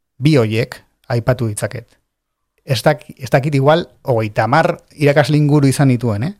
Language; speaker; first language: Basque; non-native, local second language; Spanish